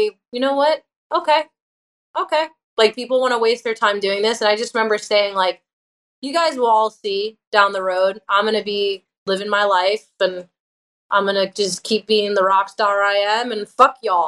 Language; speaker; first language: English; native; English